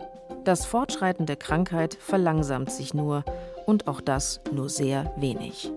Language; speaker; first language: German; native; German